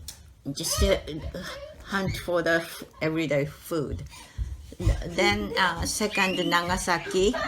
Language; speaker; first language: English; non-native, learner; Japanese